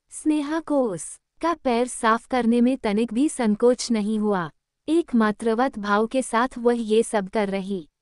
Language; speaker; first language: Hindi; native; Hindi